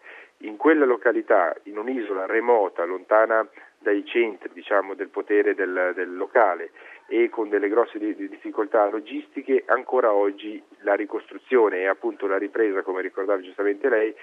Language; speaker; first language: Italian; native; Italian